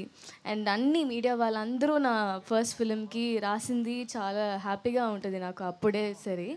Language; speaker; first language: Telugu; non-native, fluent; Tamil